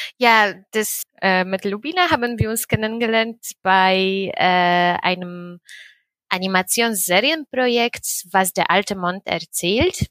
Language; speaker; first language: German; non-native, fluent; Polish